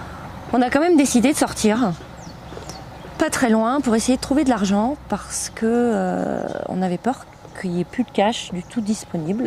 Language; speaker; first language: French; native; French